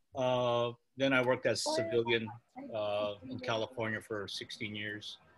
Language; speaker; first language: English; non-native, fluent; Korean